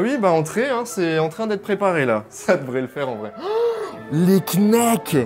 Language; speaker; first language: French; native; French